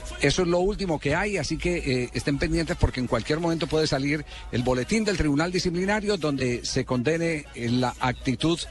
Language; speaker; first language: Spanish; native; Spanish